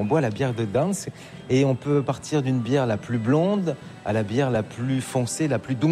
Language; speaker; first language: French; native; French